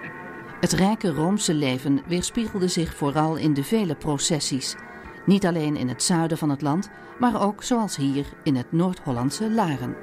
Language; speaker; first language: Dutch; native; Dutch